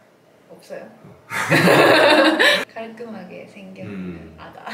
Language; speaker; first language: Korean; non-native, learner; Japanese